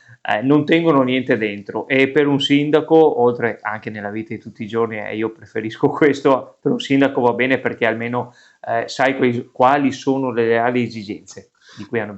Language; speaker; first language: Italian; native; Italian